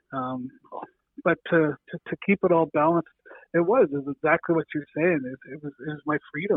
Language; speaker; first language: English; native; English